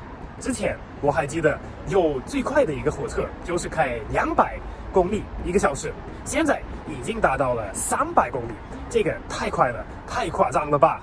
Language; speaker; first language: Chinese; non-native, fluent; German